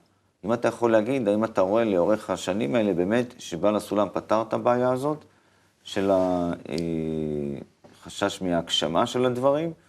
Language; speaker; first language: Hebrew; native; Hebrew